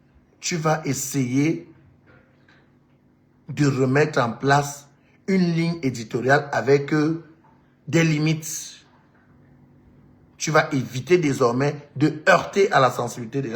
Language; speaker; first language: French; non-native, local second language; Lingala